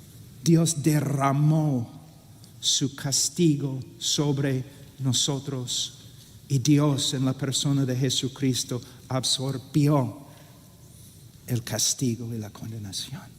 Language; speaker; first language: Spanish; non-native, fluent; English